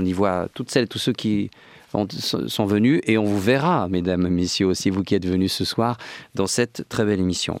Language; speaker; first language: French; native; French